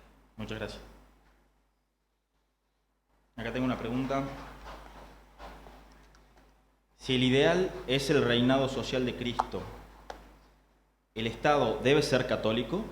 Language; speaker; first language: Spanish; native; Spanish